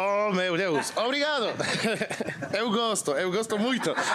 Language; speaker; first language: Portuguese; non-native, learner; Polish